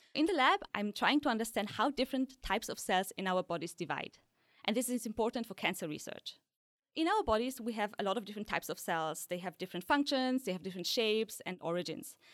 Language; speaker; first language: English; early bilingual, other home language; Polish